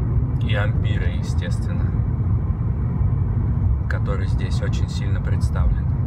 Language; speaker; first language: Russian; native; Russian